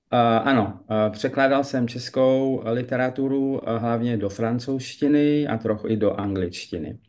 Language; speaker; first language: Czech; early bilingual, heritage; French